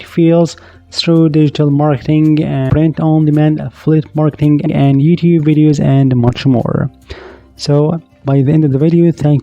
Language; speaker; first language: English; non-native, fluent; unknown